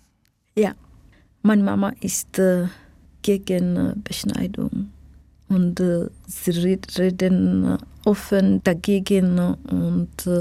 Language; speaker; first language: German; non-native, learner; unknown